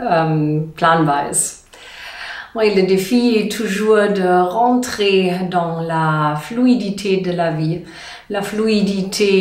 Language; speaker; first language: French; non-native, learner; German